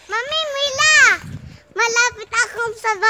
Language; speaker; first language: Filipino; early bilingual, heritage; Filipino